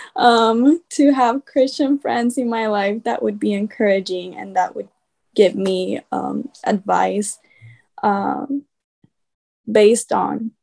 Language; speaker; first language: English; early bilingual, other home language; Spanish